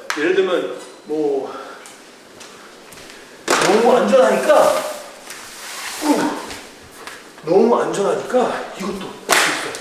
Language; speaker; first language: Korean; early bilingual, heritage; Korean